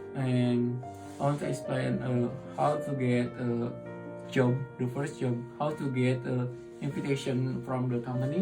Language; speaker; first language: English; non-native, learner; Indonesian